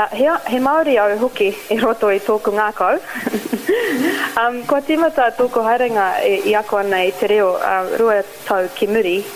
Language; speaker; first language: Māori; non-native, learner; Arabic